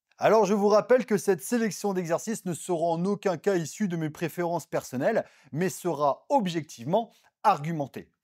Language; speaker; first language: French; native; French